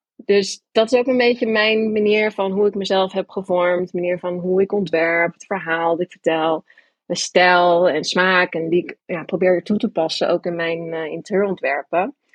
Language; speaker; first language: Dutch; early bilingual, other home language; English